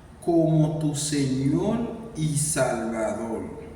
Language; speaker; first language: Spanish; non-native, learner; Haitian Creole